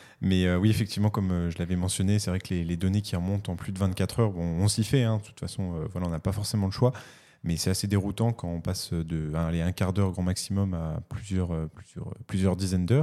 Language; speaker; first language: French; native; French